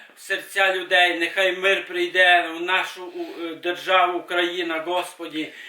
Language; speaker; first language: Ukrainian; native; Ukrainian